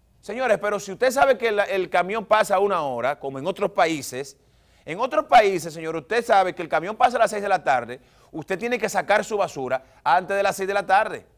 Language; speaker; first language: Spanish; native; Spanish